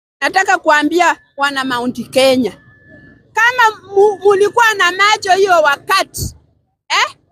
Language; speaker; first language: Swahili; non-native, local second language; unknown